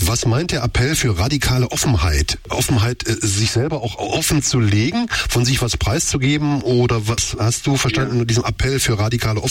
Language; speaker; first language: German; native; German